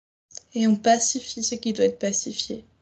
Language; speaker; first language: French; native; French